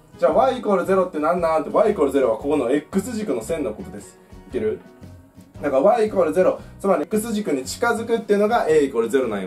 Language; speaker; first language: Japanese; native; Japanese